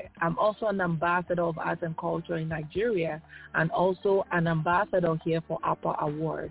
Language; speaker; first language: English; non-native, local second language; Yoruba